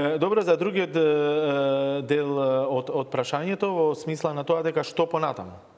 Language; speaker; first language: Macedonian; non-native, local second language; Albanian